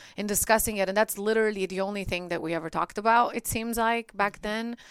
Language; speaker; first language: English; early bilingual, other home language; Bulgarian